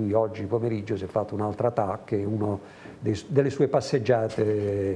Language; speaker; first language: Italian; native; Italian